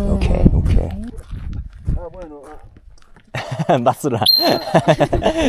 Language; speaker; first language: Spanish; non-native, learner; Japanese